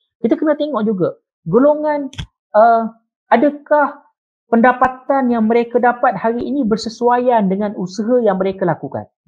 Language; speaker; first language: Malay; native; Malay